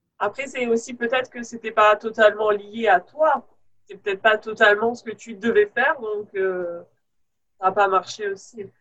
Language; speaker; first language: French; native; French